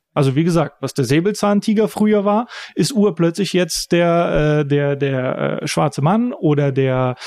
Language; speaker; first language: German; early bilingual, other home language; Bulgarian